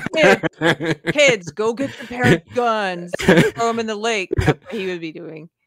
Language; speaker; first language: English; native; English